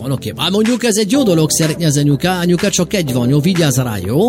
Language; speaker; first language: Hungarian; native; Hungarian